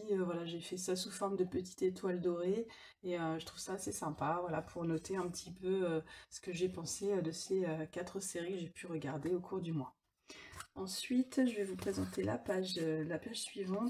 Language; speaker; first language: French; native; French